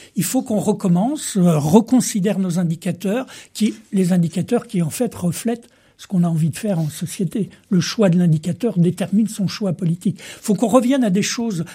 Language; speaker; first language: French; native; French